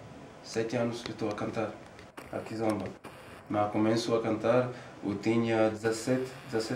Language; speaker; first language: Spanish; non-native, learner; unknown